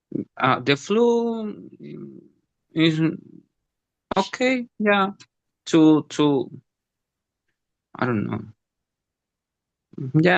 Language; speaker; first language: English; non-native, learner; Spanish